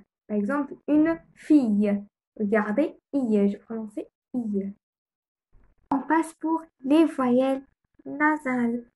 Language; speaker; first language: French; non-native, fluent; Arabic